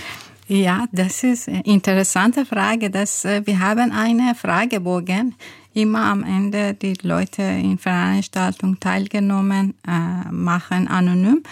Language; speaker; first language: German; non-native, learner; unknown